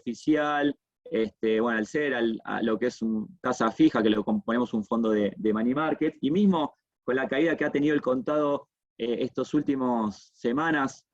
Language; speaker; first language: Spanish; native; Spanish